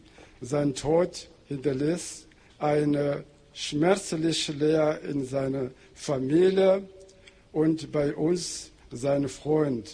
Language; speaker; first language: German; non-native, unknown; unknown